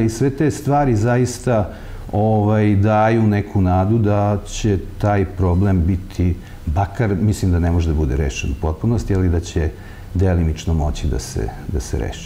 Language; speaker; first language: Serbian; native; Serbian